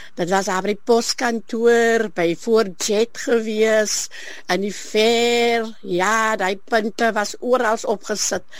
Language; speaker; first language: Afrikaans; native; Afrikaans